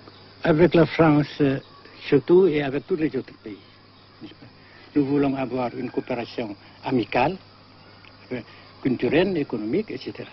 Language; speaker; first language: French; non-native, fluent; Vietnamese